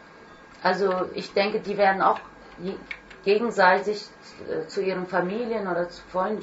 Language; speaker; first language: German; non-native, fluent; Turkish